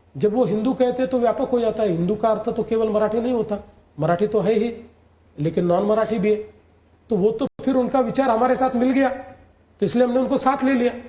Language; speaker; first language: Hindi; non-native, local second language; Marathi